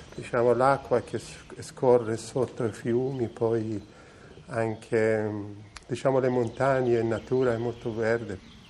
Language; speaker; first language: Italian; non-native, fluent; Persian